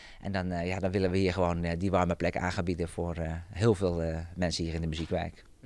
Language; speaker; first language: Dutch; native; Dutch